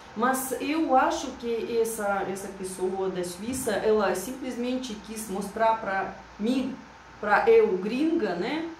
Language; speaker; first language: Portuguese; non-native, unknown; Russian